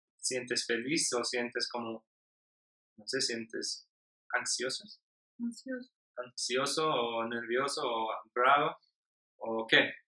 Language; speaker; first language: Spanish; non-native, learner; English